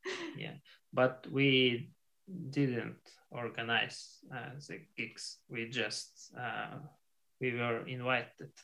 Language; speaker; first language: English; non-native, learner; Russian